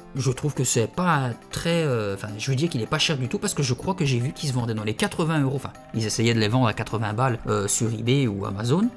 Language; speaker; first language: French; native; French